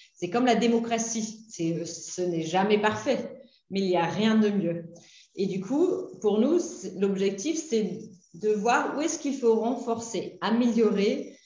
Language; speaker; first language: French; non-native, fluent; German